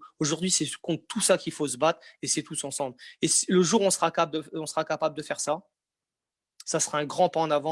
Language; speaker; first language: French; native; French